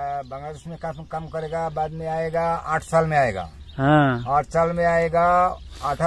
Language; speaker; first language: Hindi; non-native, learner; Bangla